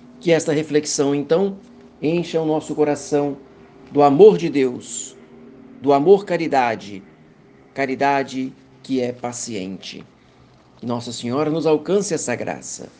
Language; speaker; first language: Portuguese; native; Portuguese